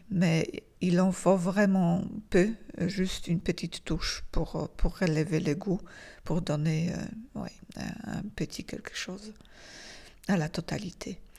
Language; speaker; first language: French; non-native, fluent; Polish